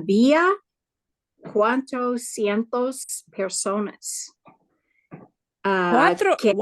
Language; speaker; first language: Spanish; non-native, learner; English